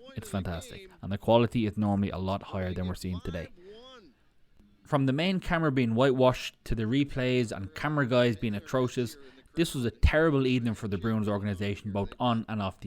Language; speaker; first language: English; native; English